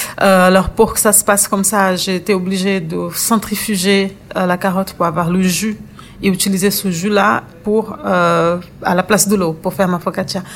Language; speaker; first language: French; non-native, fluent; Portuguese